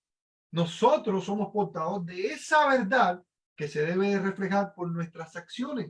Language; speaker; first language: Spanish; native; Spanish